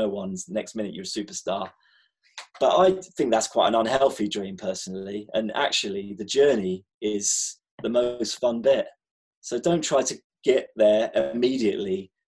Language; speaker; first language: English; native; English